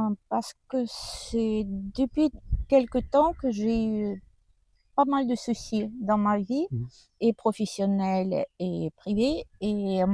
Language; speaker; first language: French; non-native, learner; Russian